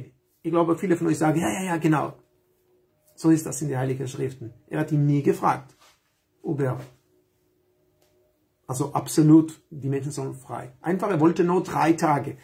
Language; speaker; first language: German; non-native, fluent; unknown